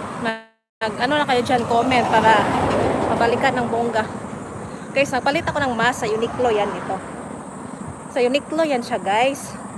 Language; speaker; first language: Filipino; non-native, local second language; Waray